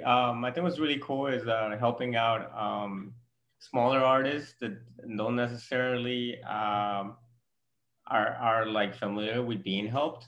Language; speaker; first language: English; non-native, fluent; Spanish